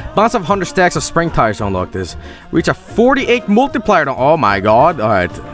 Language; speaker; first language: English; non-native, fluent; Swedish